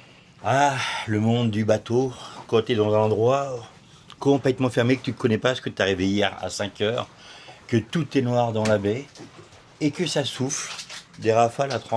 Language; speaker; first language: French; native; French